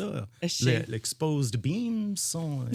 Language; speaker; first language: French; non-native, learner; English